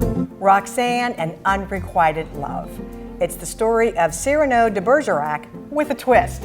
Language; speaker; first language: English; native; English